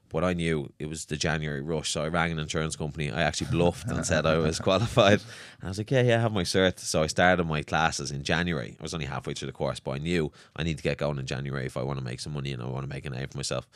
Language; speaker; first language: English; native; English